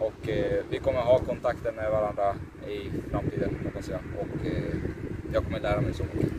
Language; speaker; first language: Swedish; early bilingual, other home language; Persian